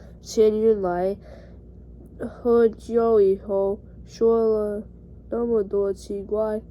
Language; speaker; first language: Chinese; non-native, learner; English